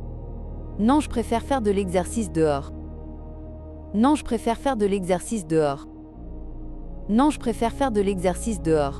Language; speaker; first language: French; native; French